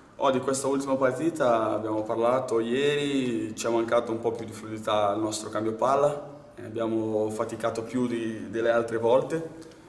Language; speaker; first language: Italian; non-native, fluent; Portuguese